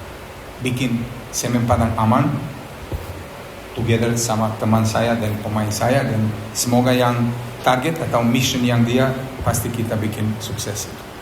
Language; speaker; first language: Indonesian; non-native, fluent; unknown